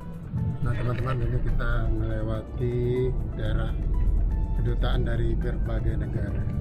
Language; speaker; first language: Indonesian; native; Indonesian